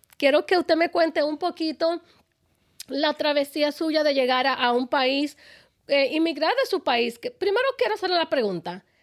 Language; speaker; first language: Spanish; native; Spanish